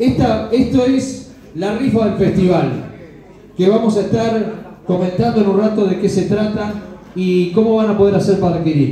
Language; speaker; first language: Spanish; native; Spanish